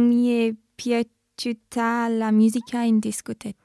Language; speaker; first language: Italian; non-native, learner; English